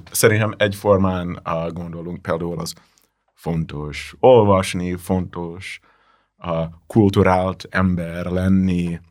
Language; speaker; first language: Hungarian; non-native, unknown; English